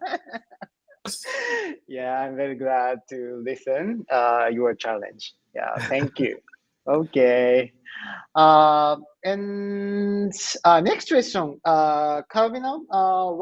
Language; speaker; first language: English; non-native, learner; Japanese